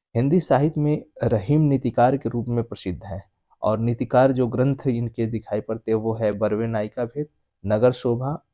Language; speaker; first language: Hindi; native; Hindi